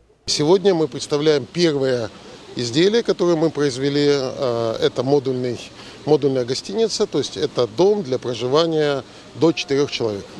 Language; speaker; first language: Russian; native; Russian